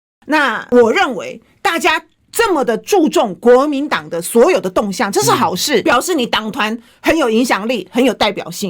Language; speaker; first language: Chinese; native; Chinese